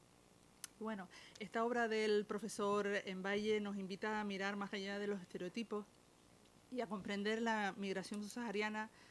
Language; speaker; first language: Spanish; native; Spanish